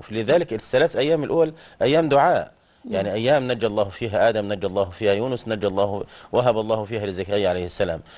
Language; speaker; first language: Arabic; native; Arabic